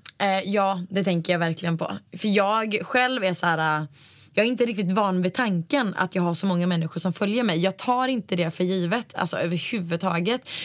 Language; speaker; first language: Swedish; native; Swedish